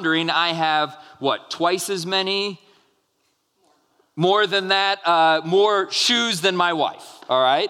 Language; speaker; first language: English; native; English